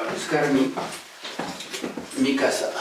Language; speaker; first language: Spanish; non-native, learner; French